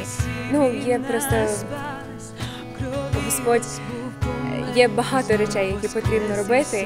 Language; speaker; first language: Ukrainian; non-native, fluent; English